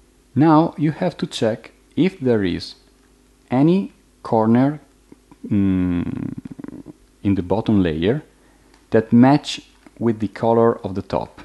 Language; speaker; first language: English; non-native, fluent; Italian